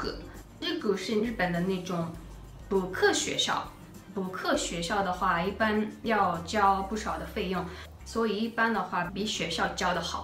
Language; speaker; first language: Chinese; non-native, fluent; Japanese